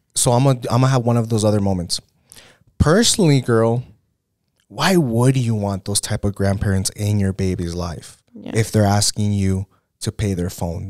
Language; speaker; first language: English; early bilingual, other home language; Spanish